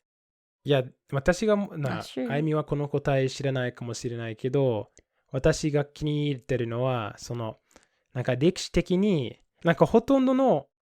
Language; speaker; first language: Japanese; non-native, fluent; English